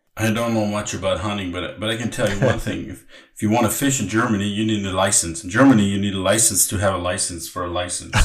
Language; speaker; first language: English; non-native, fluent; German